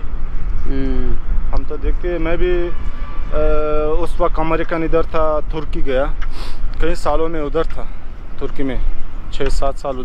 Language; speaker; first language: Hindi; non-native, learner; Pashto